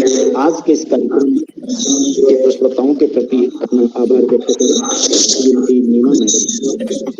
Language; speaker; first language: Hindi; native; Hindi